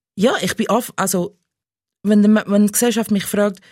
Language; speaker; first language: German; non-native, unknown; English